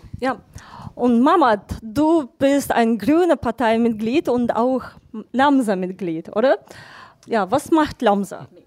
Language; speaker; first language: German; non-native, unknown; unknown